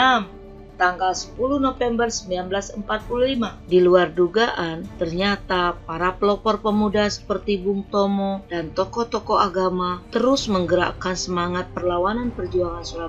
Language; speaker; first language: Indonesian; native; Indonesian